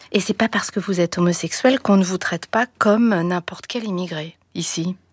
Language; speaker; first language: French; native; French